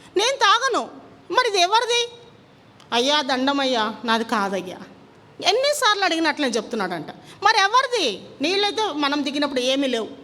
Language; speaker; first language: Telugu; non-native, local second language; Kannada